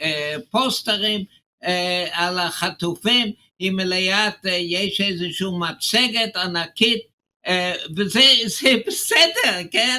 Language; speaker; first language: Hebrew; non-native, fluent; English